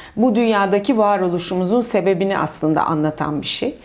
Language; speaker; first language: Turkish; native; Turkish